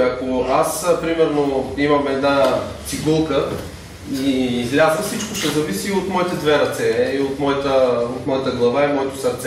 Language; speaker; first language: Bulgarian; native; Bulgarian